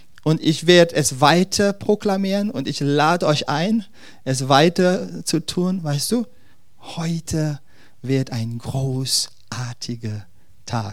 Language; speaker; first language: German; non-native, fluent; Dutch